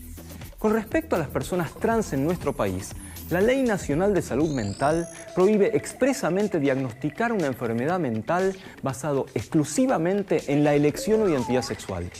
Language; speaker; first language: Spanish; native; Spanish